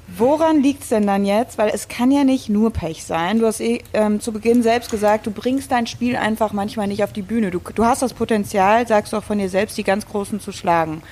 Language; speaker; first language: German; native; German